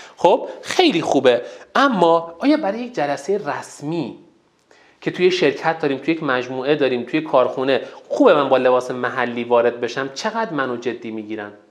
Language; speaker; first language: Persian; non-native, local second language; Azerbaijani